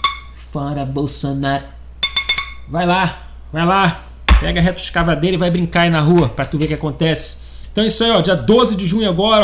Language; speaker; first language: Portuguese; native; Portuguese